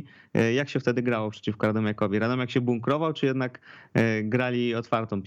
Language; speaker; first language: Polish; native; Polish